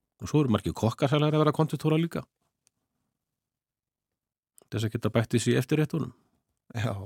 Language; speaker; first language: Icelandic; native; Icelandic